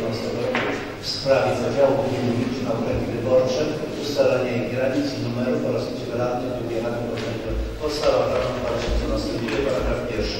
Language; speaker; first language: Polish; native; Polish